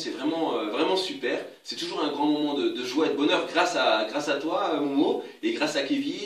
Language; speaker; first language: French; native; French